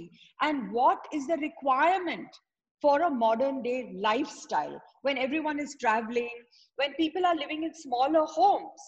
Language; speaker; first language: English; non-native, local second language; Tamil